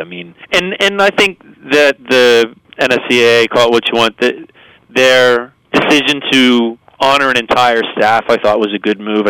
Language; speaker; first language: English; native; English